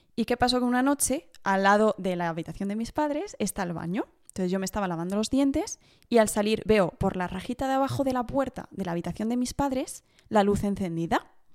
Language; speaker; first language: Spanish; early bilingual, heritage; Spanish